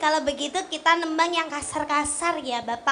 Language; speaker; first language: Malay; non-native, local second language; Javanese